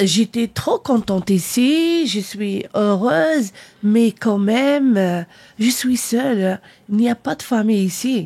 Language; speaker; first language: French; non-native, learner; Arabic